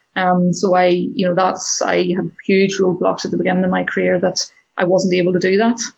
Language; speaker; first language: English; native; English